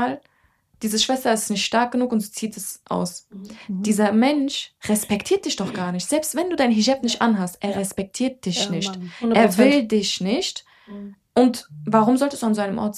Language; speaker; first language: German; early bilingual, other home language; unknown